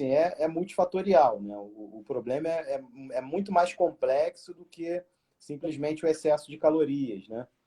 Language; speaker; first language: Portuguese; native; Portuguese